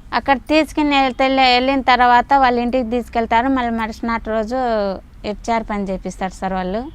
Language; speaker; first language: Telugu; native; Telugu